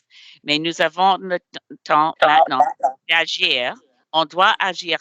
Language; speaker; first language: French; non-native, learner; English